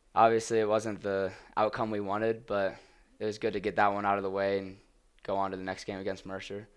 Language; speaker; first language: English; native; English